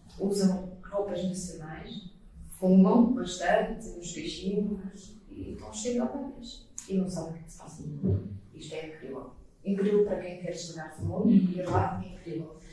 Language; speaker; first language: Portuguese; non-native, fluent; Russian